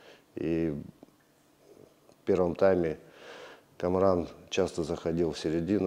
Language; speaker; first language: Russian; native; Russian